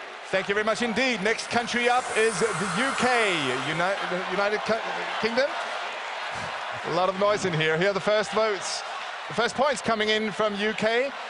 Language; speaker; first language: English; non-native, fluent; Danish